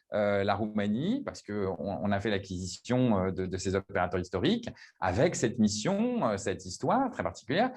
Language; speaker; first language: French; native; French